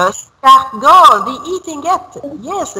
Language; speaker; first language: English; non-native, learner; Arabic